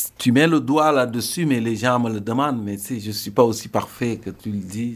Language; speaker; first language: French; non-native, local second language; Serer